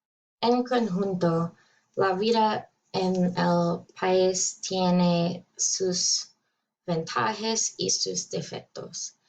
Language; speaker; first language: Spanish; non-native, learner; English